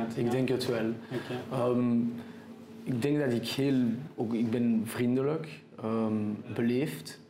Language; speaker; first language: Dutch; non-native, local second language; French